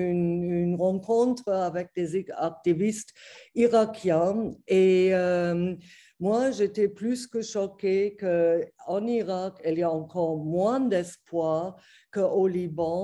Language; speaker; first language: French; non-native, fluent; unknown